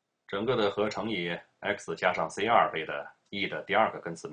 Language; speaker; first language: Chinese; native; Chinese